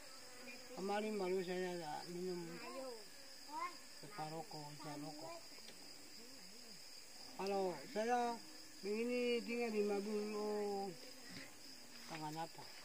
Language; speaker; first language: Indonesian; non-native, local second language; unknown